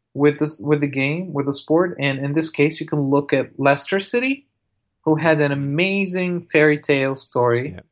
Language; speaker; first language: English; early bilingual, other home language; Arabic